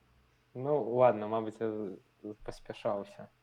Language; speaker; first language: Belarusian; non-native, local second language; Russian